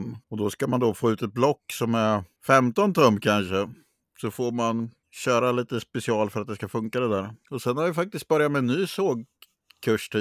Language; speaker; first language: Swedish; native; Swedish